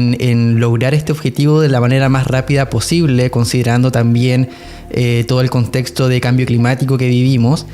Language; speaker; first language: Spanish; native; Spanish